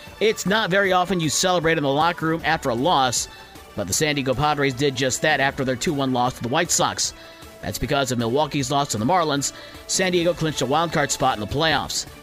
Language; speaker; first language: English; native; English